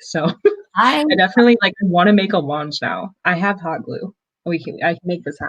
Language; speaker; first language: English; native; English